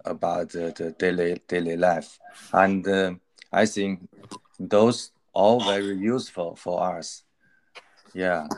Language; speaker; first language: English; non-native, learner; Chinese